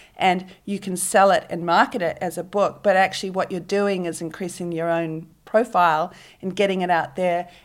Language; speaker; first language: English; native; English